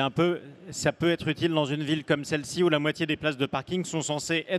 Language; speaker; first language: French; native; French